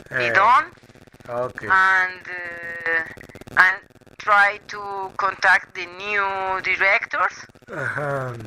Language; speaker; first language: English; non-native, learner; Spanish